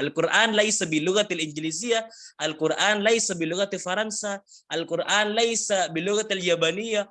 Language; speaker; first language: Arabic; non-native, fluent; Indonesian